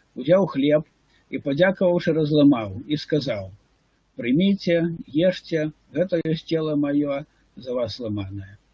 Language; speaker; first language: Russian; non-native, local second language; Ukrainian